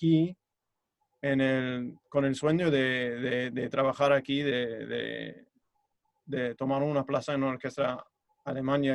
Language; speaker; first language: Spanish; non-native, fluent; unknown